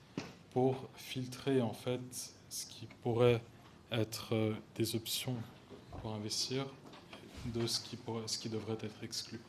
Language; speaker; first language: French; native; French